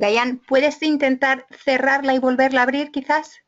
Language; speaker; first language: Spanish; native; Spanish